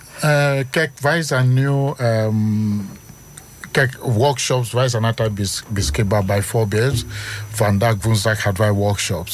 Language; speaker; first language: Dutch; non-native, learner; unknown